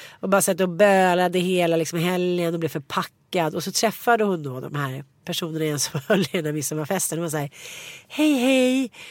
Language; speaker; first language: Swedish; native; Swedish